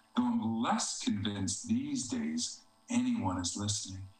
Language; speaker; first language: English; native; English